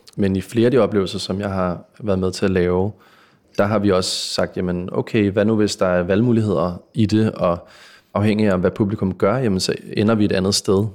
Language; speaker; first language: Danish; native; Danish